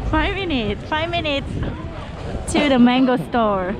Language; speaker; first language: English; non-native, learner; Khmer